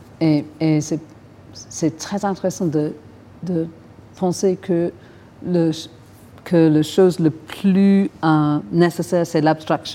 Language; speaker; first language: French; non-native, fluent; English